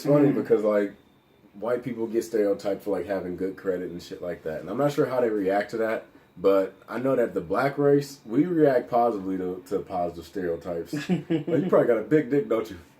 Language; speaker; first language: English; native; English